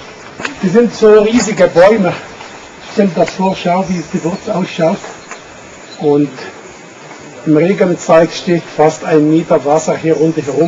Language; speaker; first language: German; non-native, fluent; Arabic